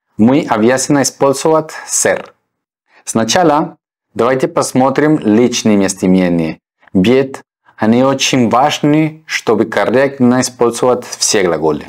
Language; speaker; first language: Russian; non-native, fluent; Spanish